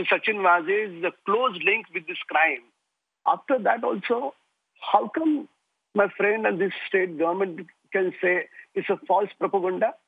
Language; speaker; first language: English; non-native, local second language; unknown